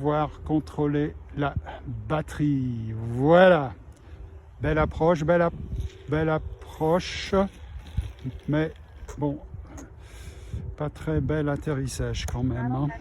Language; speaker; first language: French; native; French